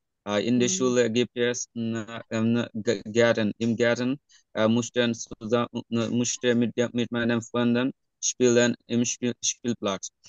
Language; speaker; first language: German; non-native, learner; Bangla